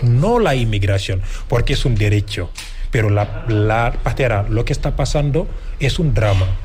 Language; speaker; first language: Spanish; non-native, fluent; Wolof